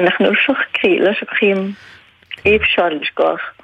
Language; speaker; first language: Hebrew; non-native, local second language; Arabic